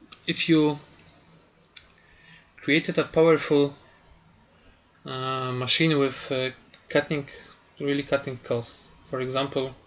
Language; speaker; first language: English; non-native, fluent; Polish